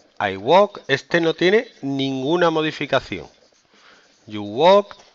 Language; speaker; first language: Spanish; native; Spanish